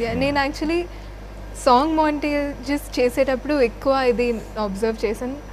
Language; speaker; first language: Telugu; non-native, learner; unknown